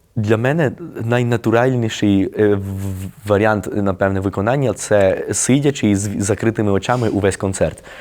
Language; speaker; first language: Ukrainian; early bilingual, heritage; Spanish